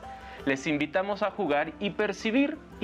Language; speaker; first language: Spanish; native; Spanish